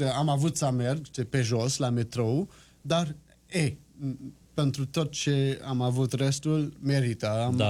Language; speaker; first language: Romanian; non-native, learner; French